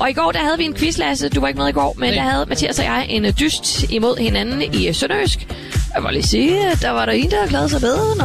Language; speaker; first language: Danish; native; Danish